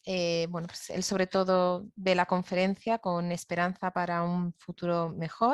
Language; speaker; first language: Spanish; native; Spanish